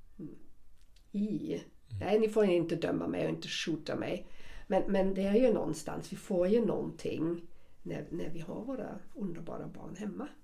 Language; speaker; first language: Swedish; non-native, fluent; German